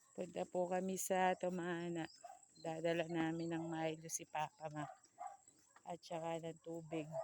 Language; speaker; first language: Filipino; native; Filipino